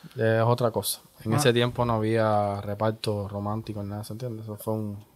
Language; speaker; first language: Spanish; native; Spanish